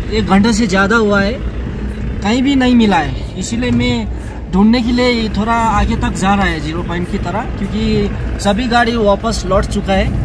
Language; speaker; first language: Hindi; non-native, local second language; Nepali